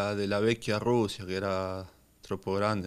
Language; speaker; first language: Italian; non-native, learner; Spanish